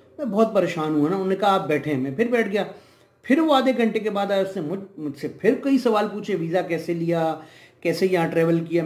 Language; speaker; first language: Urdu; native; Urdu